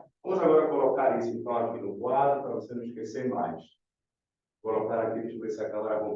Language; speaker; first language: Portuguese; native; Portuguese